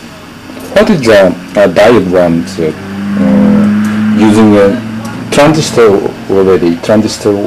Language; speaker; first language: English; non-native, learner; Japanese